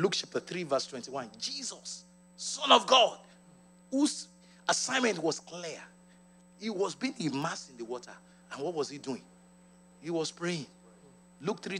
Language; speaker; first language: English; non-native, local second language; Yoruba